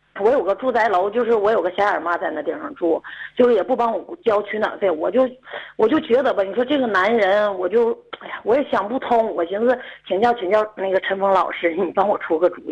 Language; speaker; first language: Chinese; native; Chinese